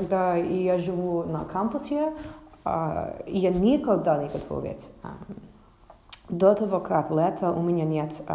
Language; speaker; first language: Russian; non-native, learner; English